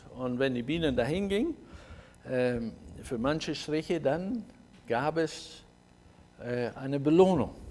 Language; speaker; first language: German; non-native, fluent; English